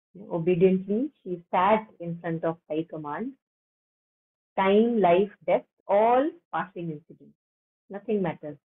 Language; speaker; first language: English; non-native, local second language; Hindi